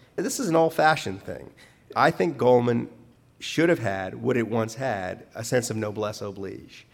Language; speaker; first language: English; native; English